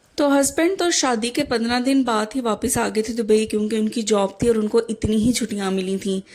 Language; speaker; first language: Urdu; native; Urdu